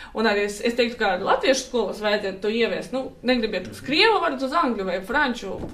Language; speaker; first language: Latvian; non-native, local second language; Russian